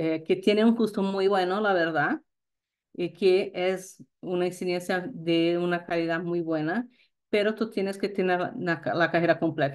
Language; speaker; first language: Spanish; non-native, fluent; Portuguese